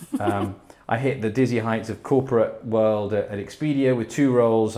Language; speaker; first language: English; early bilingual, heritage; English